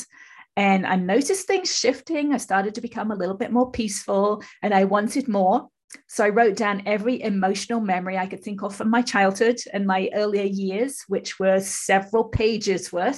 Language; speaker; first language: English; native; English